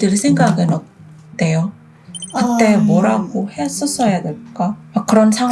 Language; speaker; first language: Korean; non-native, fluent; Indonesian